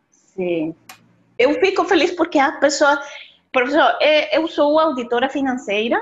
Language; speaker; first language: Portuguese; non-native, learner; Spanish